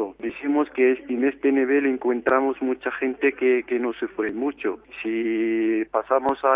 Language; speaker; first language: Spanish; non-native, fluent; Arabic